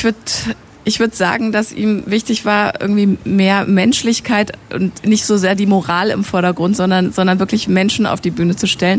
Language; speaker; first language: German; native; German